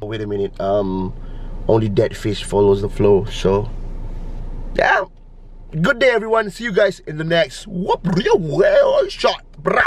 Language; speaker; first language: English; non-native, local second language; Malay